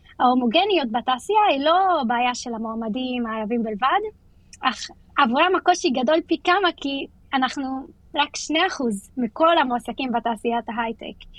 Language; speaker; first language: Hebrew; non-native, local second language; Arabic